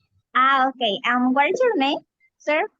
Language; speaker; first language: English; non-native, learner; Spanish